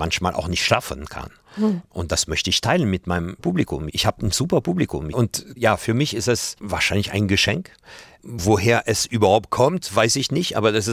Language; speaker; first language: German; non-native, fluent; French